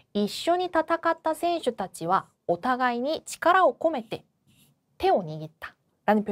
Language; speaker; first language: Japanese; non-native, fluent; Korean